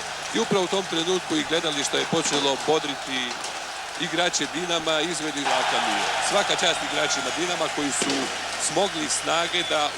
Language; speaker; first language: Croatian; native; Croatian